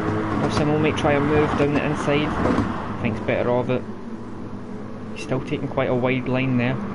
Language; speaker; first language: English; native; English